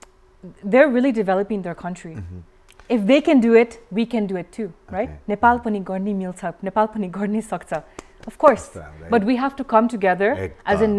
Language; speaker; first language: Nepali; early bilingual, heritage; English